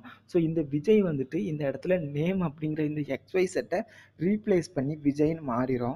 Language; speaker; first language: Tamil; native; Tamil